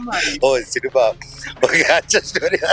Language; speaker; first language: Hindi; non-native, local second language; Telugu